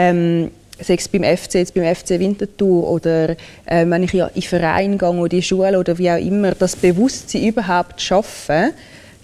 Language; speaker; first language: German; early bilingual, other home language; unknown